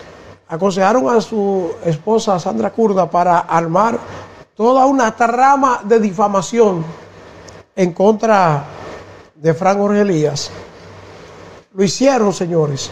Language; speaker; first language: Spanish; native; Spanish